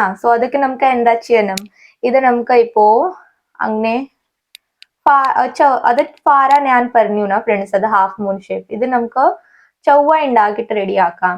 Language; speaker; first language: Malayalam; non-native, fluent; Hindi